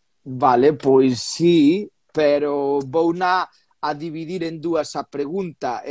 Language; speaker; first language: Galician; native; Galician